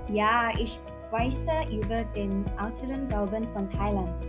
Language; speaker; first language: German; non-native, learner; Thai